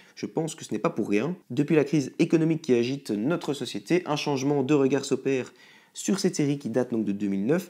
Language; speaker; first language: French; native; French